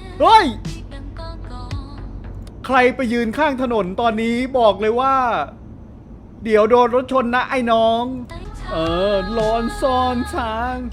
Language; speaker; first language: Thai; native; Thai